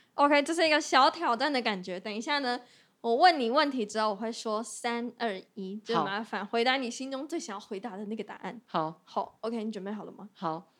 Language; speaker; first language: Chinese; non-native, local second language; Min Nan Chinese